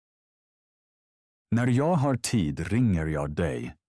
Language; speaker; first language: Swedish; non-native, fluent; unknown